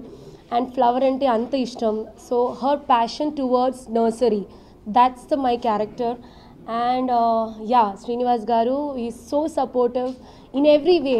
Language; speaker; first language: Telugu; non-native, learner; Malayalam